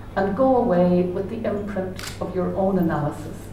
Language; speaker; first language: English; native; English